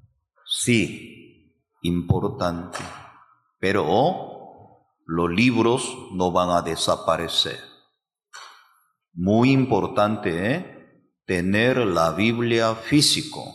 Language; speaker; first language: Spanish; non-native, fluent; Korean